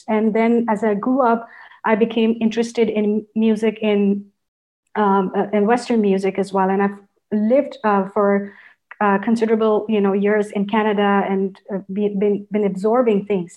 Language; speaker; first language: English; non-native, local second language; Urdu